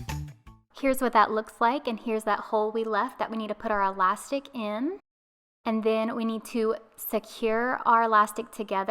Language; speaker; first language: English; native; English